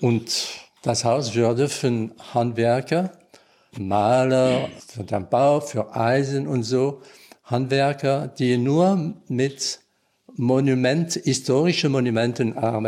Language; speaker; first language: German; non-native, learner; French